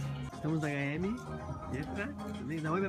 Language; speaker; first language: Portuguese; native; Portuguese